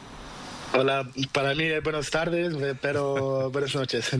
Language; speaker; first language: Spanish; non-native, learner; Portuguese